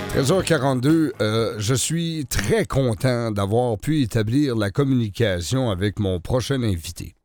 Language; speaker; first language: French; native; French